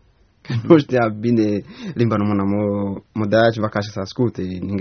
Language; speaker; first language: Romanian; non-native, learner; Rundi